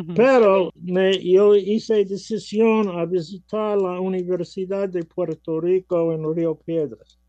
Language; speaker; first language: Spanish; non-native, learner; English